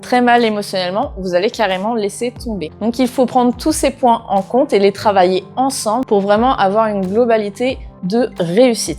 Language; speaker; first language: French; native; French